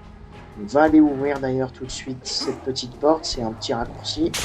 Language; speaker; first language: French; native; French